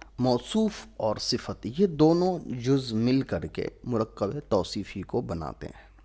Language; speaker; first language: Urdu; native; Urdu